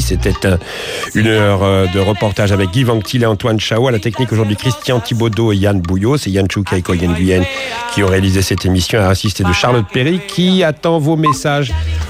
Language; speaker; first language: French; native; French